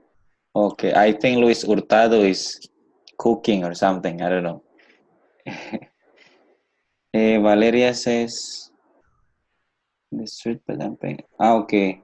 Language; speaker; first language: English; non-native, learner; Indonesian